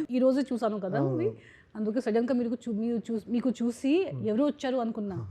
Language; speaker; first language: Telugu; non-native, fluent; Hindi